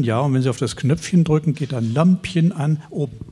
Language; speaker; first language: German; native; German